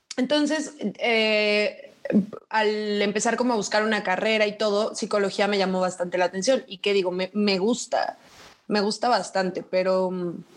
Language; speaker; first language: Spanish; native; Spanish